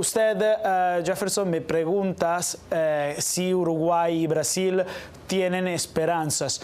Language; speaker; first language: Spanish; non-native, fluent; Italian